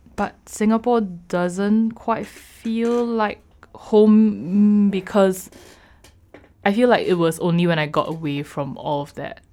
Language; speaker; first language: English; native; English